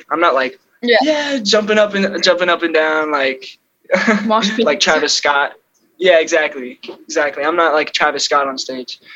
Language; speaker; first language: English; native; English